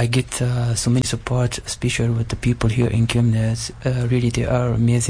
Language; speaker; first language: German; non-native, learner; Arabic